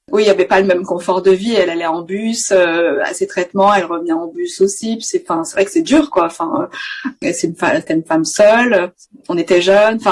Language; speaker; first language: French; native; French